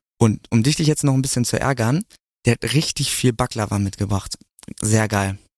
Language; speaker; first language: German; native; German